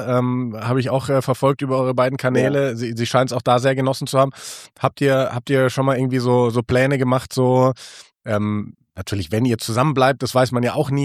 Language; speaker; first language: German; native; German